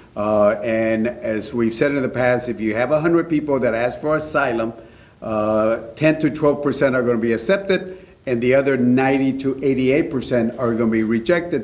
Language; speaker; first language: English; early bilingual, other home language; Spanish